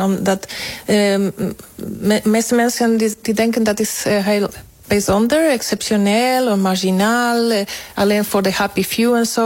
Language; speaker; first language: Dutch; non-native, fluent; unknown